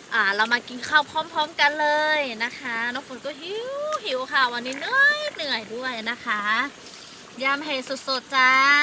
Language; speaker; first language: Thai; non-native, local second language; Lahu